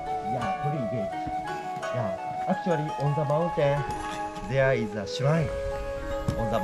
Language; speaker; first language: English; non-native, learner; Japanese